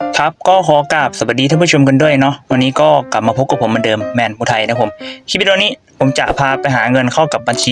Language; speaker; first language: Thai; non-native, local second language; Northeastern Thai